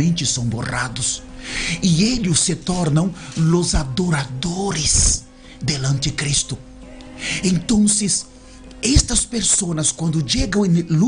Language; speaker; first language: Spanish; non-native, learner; Portuguese